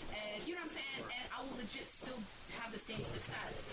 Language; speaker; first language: English; early bilingual, other home language; Bosnian